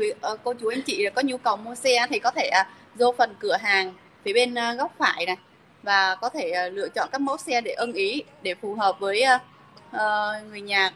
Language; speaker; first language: Vietnamese; native; Vietnamese